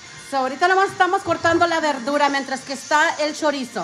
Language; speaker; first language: Spanish; early bilingual, heritage; Spanish